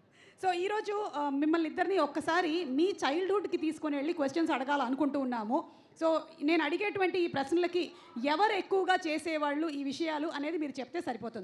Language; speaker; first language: Telugu; native; Telugu